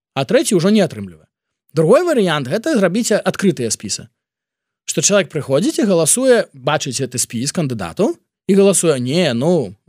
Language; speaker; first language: Belarusian; non-native, local second language; Russian